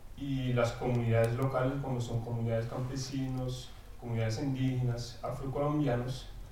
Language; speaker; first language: Spanish; non-native, fluent; Dutch